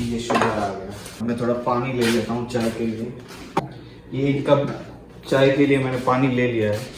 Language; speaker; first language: Hindi; native; Hindi